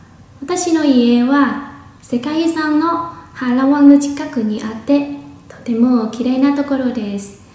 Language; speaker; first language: Japanese; non-native, fluent; Vietnamese